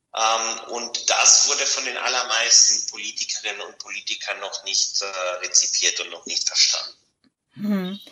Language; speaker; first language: German; non-native, fluent; Bulgarian